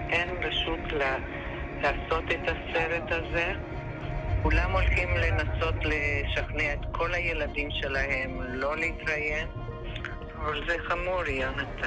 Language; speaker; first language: Hebrew; non-native, fluent; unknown